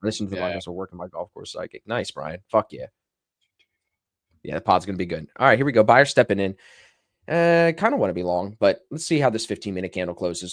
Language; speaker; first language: English; native; English